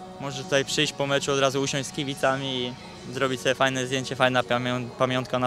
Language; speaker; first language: Polish; native; Polish